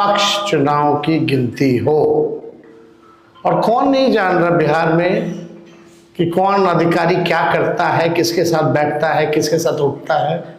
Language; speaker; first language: Hindi; native; Hindi